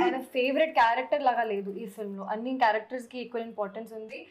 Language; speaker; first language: Telugu; non-native, fluent; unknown